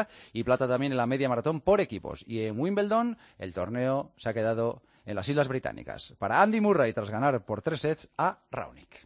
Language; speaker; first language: Spanish; native; Spanish